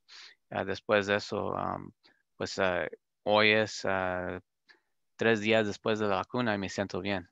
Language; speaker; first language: Spanish; early bilingual, other home language; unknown